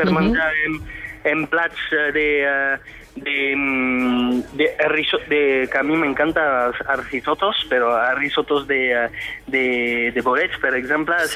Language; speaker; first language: Catalan; non-native, fluent; French